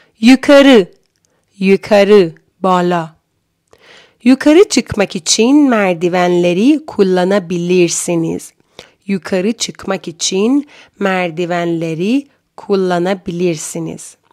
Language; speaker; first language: Turkish; non-native, fluent; Persian